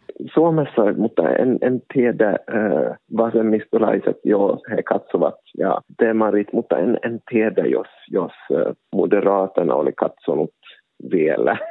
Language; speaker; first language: Finnish; non-native, local second language; Swedish